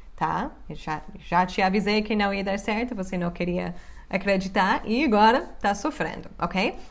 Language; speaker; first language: Portuguese; non-native, fluent; English